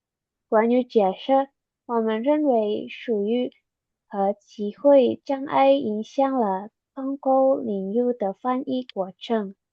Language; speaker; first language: Chinese; non-native, learner; Indonesian